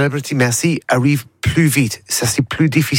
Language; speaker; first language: French; non-native, learner; English